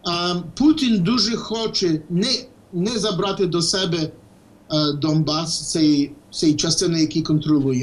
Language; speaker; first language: Ukrainian; non-native, fluent; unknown